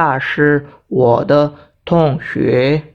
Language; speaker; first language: Chinese; non-native, fluent; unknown